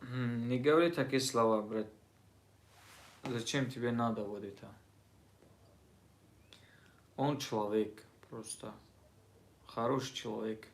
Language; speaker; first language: Russian; non-native, learner; Tajik